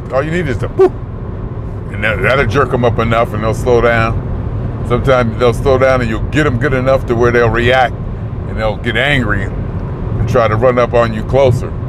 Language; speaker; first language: English; native; English